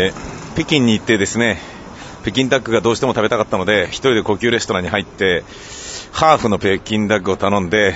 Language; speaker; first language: Japanese; native; Japanese